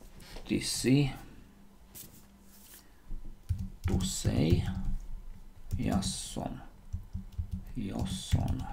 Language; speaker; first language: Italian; non-native, learner; Slovak